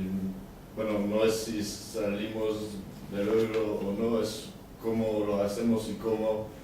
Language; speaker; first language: Spanish; non-native, learner; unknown